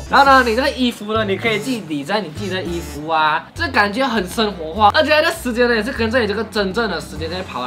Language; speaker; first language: Chinese; native; Chinese